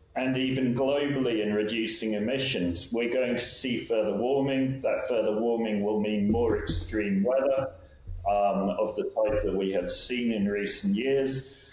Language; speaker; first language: English; native; English